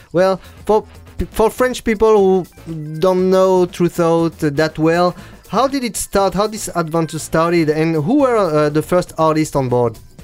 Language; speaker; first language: English; non-native, fluent; French